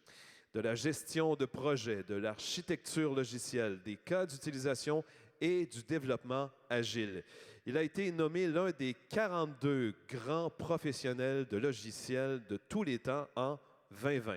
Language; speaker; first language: French; native; French